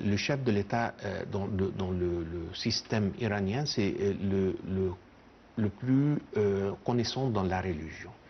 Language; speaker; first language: French; non-native, fluent; Arabic